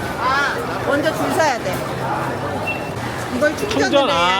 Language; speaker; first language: Korean; native; Korean